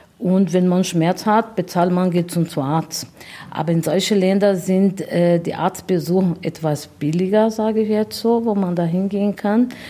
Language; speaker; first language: German; non-native, fluent; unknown